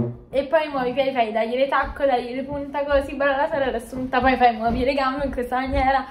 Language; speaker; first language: Italian; native; Italian